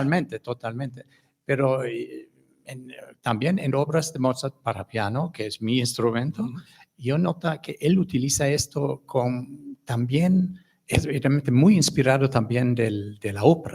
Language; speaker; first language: Spanish; non-native, fluent; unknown